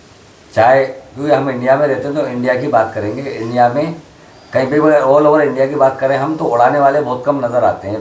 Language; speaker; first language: Hindi; native; Hindi